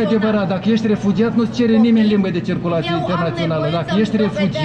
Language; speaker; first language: Romanian; native; Romanian